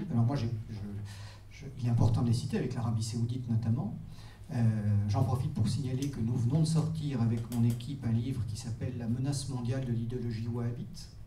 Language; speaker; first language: French; native; French